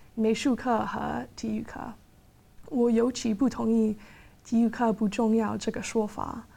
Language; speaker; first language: Chinese; non-native, fluent; English